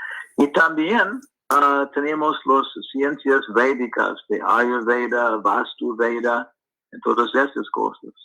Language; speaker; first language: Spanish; non-native, learner; English